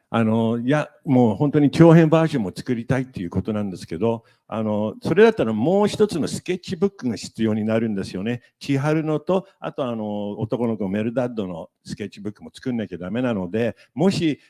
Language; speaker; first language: Japanese; native; Japanese